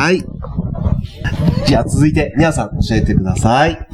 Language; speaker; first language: Japanese; native; Japanese